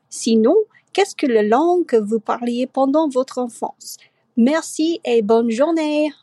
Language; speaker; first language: French; native; French